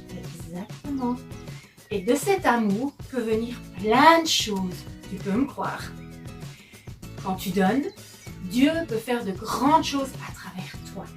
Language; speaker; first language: French; native; French